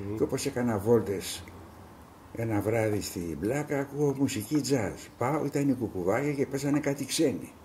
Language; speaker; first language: Greek; native; Greek